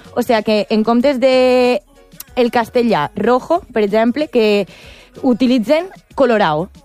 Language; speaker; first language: Catalan; native; Catalan